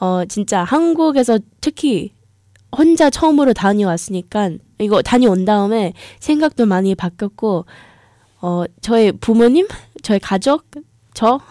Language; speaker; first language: Korean; early bilingual, heritage; English